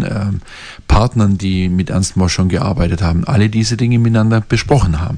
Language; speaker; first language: German; native; German